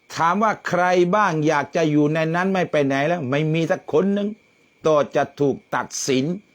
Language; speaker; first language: Thai; non-native, local second language; Malay